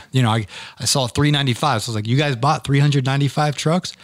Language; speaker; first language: English; native; English